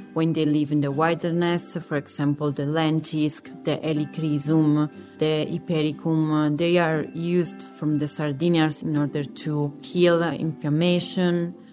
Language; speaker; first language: English; non-native, fluent; Italian